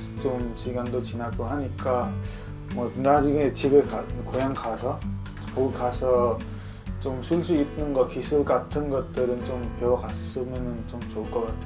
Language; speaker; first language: Korean; non-native, fluent; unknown